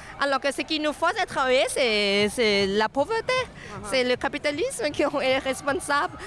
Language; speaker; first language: French; non-native, fluent; Thai